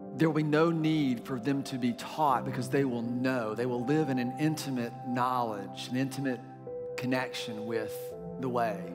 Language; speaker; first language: English; native; English